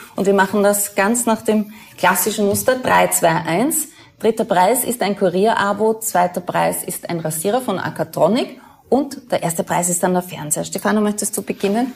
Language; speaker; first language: German; native; German